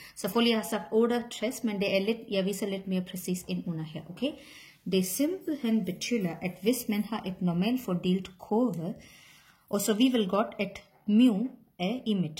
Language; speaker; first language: Danish; non-native, learner; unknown